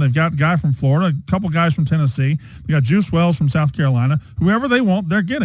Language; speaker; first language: English; native; English